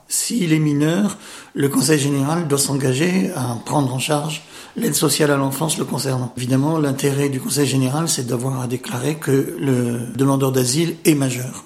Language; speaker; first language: French; native; French